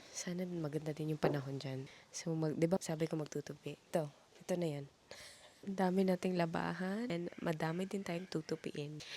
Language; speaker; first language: Filipino; non-native, local second language; Cebuano